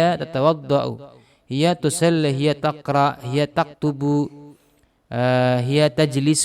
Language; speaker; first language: Arabic; non-native, fluent; Indonesian